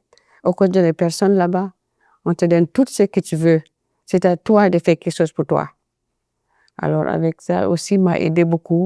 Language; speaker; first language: French; non-native, fluent; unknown